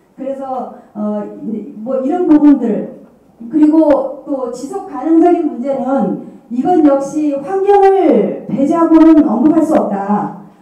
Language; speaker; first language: Korean; native; Korean